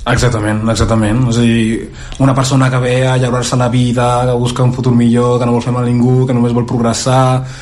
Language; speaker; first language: Catalan; early bilingual, other home language; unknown